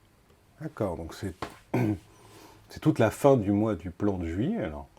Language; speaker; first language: French; native; French